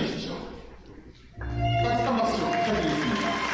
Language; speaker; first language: Korean; native; Korean